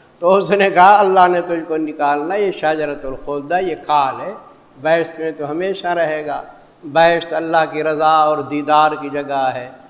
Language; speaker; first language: Urdu; non-native, local second language; Saraiki